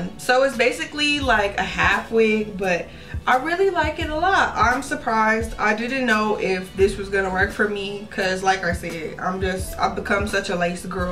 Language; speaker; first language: English; native; English